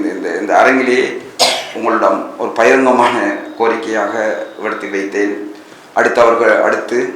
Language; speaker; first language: Tamil; native; Tamil